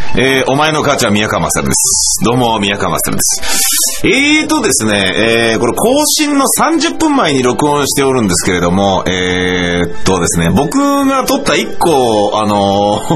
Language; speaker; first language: Japanese; native; Japanese